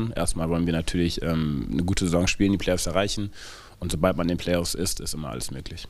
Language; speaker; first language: German; native; German